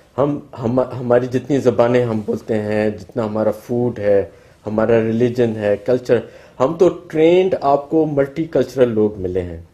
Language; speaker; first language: Urdu; non-native, local second language; Baluchi